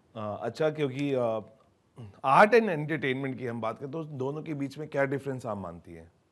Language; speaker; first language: Hindi; native; Hindi